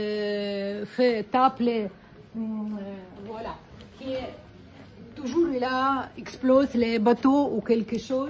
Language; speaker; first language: French; non-native, learner; Ukrainian